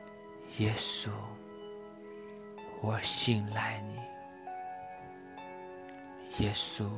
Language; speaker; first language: Chinese; native; Chinese